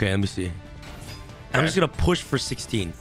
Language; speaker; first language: English; native; English